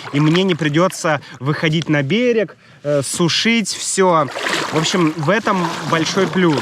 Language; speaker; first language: Russian; native; Russian